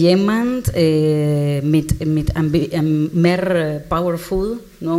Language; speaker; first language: German; non-native, learner; Spanish